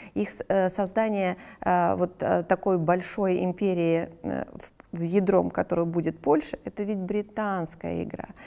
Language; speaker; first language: Russian; native; Russian